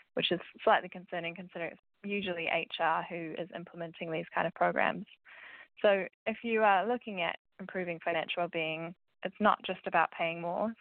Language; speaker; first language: English; native; English